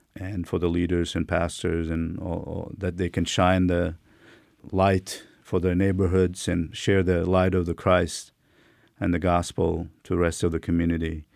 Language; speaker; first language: English; non-native, fluent; Turkmen